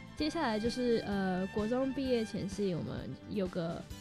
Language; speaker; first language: Chinese; non-native, local second language; English